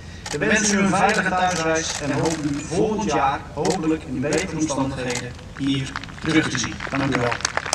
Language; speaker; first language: Dutch; native; Dutch